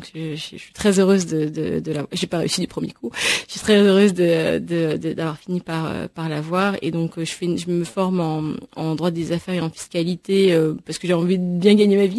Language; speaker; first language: French; native; French